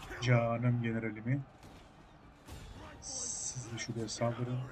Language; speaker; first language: Turkish; native; Turkish